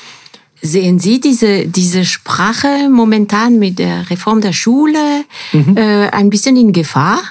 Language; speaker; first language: German; non-native, fluent; French